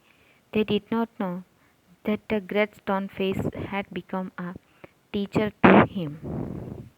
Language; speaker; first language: English; non-native, local second language; Gujarati